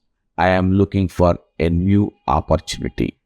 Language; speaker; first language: English; non-native, local second language; Telugu